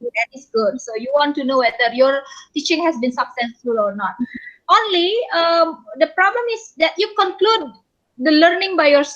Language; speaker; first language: English; non-native, fluent; Indonesian